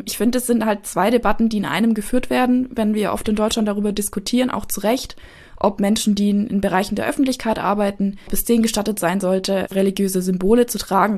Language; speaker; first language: German; native; German